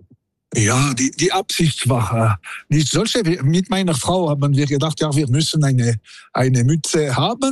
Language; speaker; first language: German; non-native, local second language; French